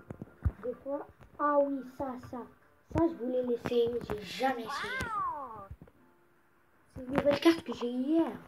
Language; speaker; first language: French; native; French